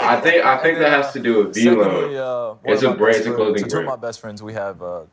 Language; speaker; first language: English; native; English